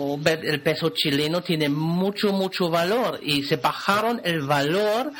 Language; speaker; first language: Spanish; non-native, fluent; German